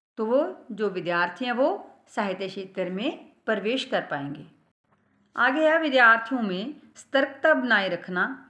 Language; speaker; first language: Hindi; non-native, local second language; Punjabi